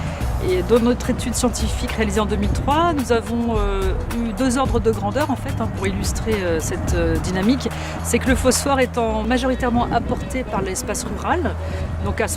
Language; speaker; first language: French; native; French